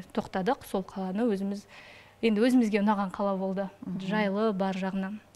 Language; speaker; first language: Kazakh; native; Kazakh